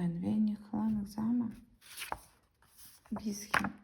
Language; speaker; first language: German; non-native, learner; Ukrainian